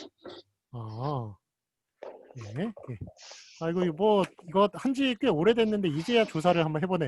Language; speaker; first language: Korean; native; Korean